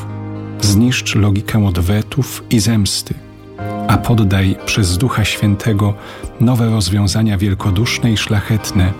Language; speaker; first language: Polish; native; Polish